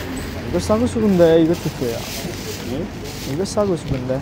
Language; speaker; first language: Korean; non-native, learner; Nepali